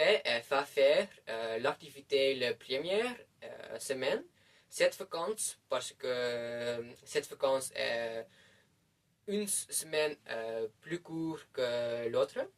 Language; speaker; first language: French; non-native, learner; Dutch